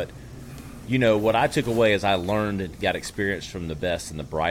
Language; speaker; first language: English; native; English